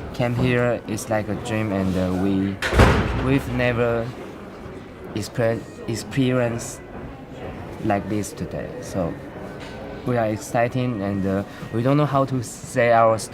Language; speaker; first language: English; non-native, learner; Chinese